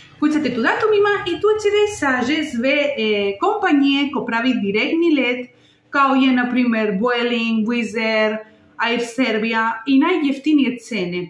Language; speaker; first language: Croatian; non-native, learner; Spanish